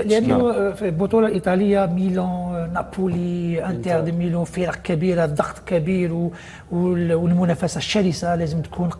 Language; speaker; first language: Arabic; native; Arabic